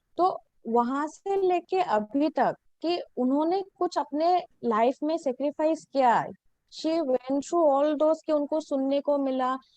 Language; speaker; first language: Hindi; non-native, local second language; Assamese